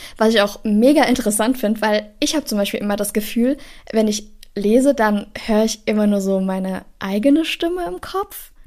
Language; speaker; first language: German; native; German